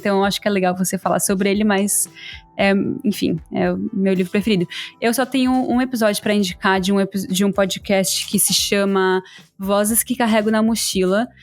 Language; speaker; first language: Portuguese; native; Portuguese